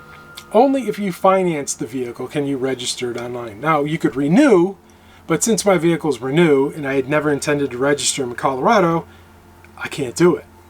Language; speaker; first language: English; native; English